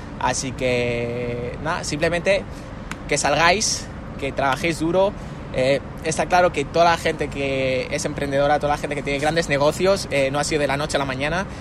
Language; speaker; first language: Spanish; native; Spanish